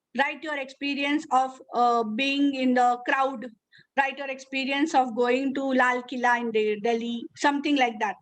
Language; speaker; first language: English; non-native, local second language; Marathi